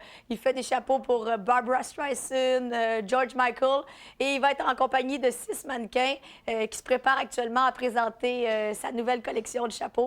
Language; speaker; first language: French; native; French